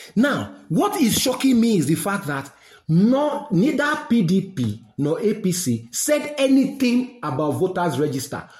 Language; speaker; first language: English; non-native, local second language; Yoruba